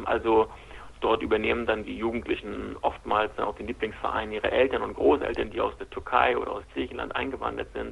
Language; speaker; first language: German; native; German